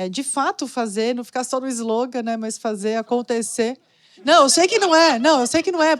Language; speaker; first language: Portuguese; native; Portuguese